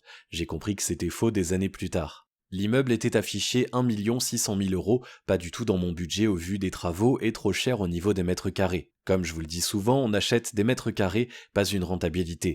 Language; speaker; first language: French; native; French